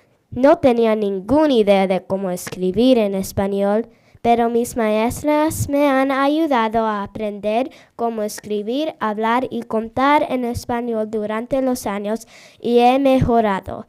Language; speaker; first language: Spanish; non-native, learner; English